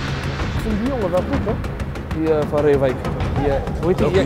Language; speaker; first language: Dutch; native; Dutch